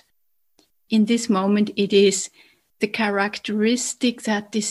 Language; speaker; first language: English; non-native, fluent; German